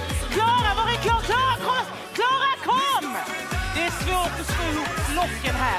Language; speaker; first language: Swedish; native; Swedish